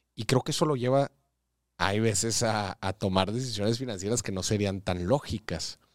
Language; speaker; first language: Spanish; native; Spanish